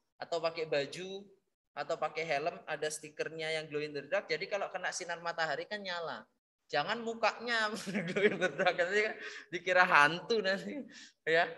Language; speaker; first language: Indonesian; native; Indonesian